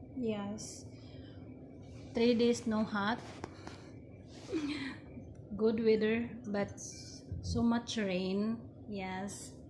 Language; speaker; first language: English; non-native, learner; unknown